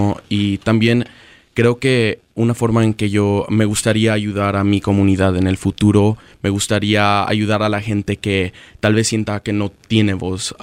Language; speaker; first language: Spanish; early bilingual, other home language; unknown